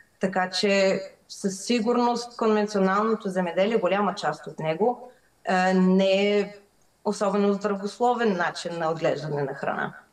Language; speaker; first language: Bulgarian; early bilingual, heritage; Bulgarian